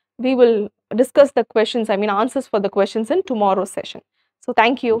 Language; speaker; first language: English; non-native, local second language; Tamil